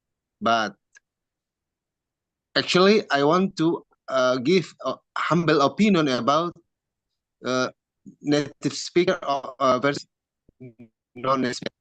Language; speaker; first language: English; non-native, learner; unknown